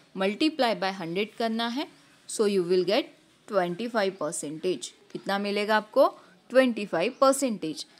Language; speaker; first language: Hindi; non-native, local second language; Marathi